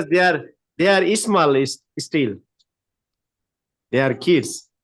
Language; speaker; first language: English; non-native, learner; Nepali